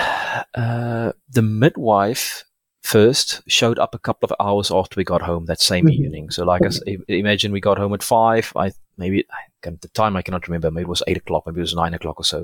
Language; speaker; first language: English; non-native, local second language; Afrikaans